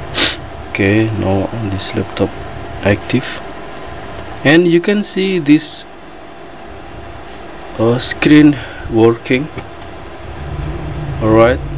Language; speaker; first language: English; non-native, learner; Indonesian